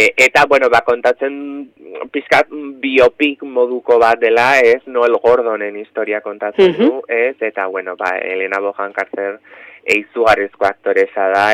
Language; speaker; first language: Basque; native; Basque